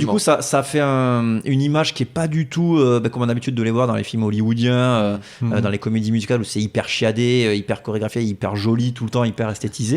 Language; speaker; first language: French; native; French